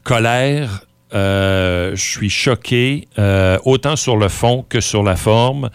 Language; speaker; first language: French; native; French